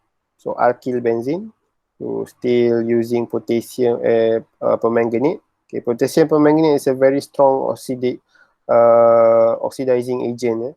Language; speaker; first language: English; non-native, local second language; Malay